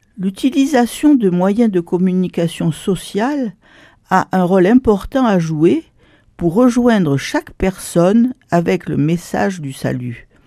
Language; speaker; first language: French; native; French